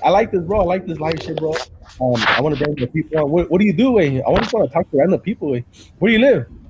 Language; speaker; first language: English; early bilingual, other home language; Spanish